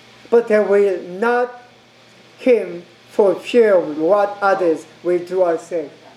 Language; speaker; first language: English; non-native, learner; Korean